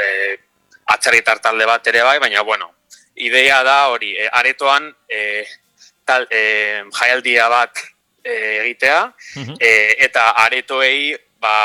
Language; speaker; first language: Basque; non-native, local second language; Spanish